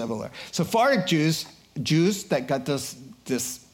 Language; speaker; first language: English; native; English